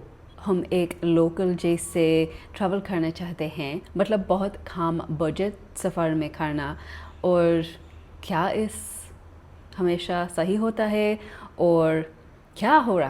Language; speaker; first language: Hindi; non-native, learner; English